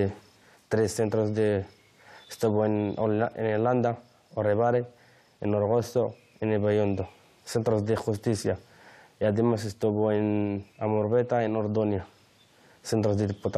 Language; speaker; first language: Spanish; non-native, learner; Arabic